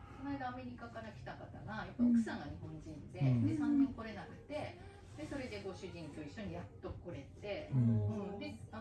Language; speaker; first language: Japanese; native; Japanese